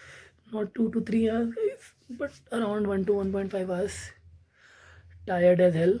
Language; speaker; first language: English; non-native, local second language; Hindi